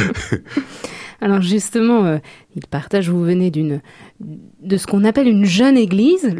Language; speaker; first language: French; native; French